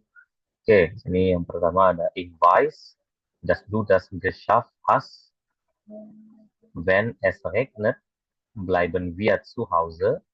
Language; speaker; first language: German; non-native, fluent; Indonesian